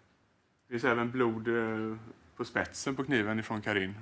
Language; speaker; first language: Swedish; native; Swedish